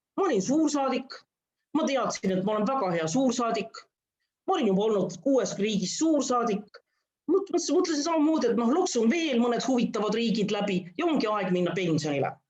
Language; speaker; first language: Estonian; non-native, local second language; Russian